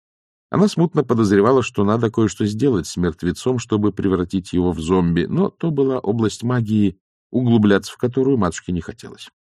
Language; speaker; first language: Russian; native; Russian